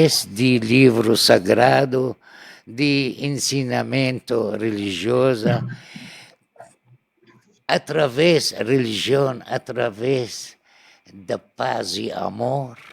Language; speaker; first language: Portuguese; non-native, learner; Arabic